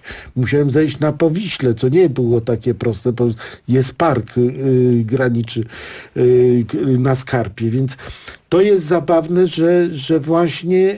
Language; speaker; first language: Polish; native; Polish